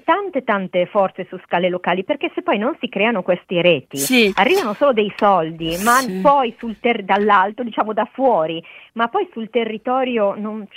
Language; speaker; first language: Italian; native; Italian